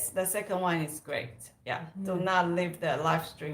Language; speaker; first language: English; non-native, fluent; Chinese